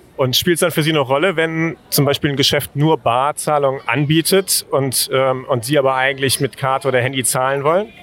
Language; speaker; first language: German; native; German